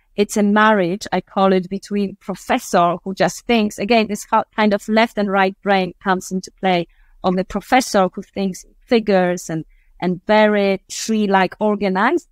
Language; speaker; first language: English; non-native, fluent; Polish